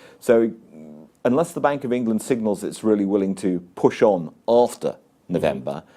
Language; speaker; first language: English; native; English